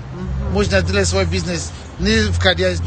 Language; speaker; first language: Russian; non-native, fluent; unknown